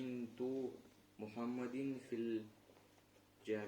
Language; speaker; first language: Arabic; non-native, learner; Russian